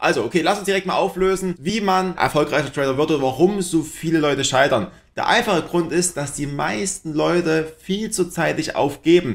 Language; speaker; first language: German; native; German